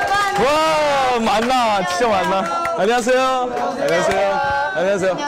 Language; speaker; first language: Korean; non-native, learner; Chinese